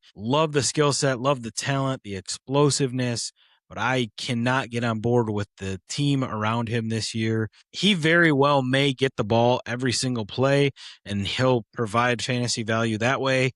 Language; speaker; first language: English; native; English